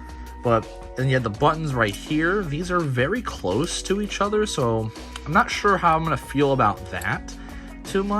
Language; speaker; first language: English; native; English